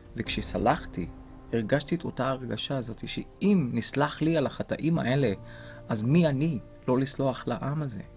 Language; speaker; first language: Hebrew; non-native, local second language; Arabic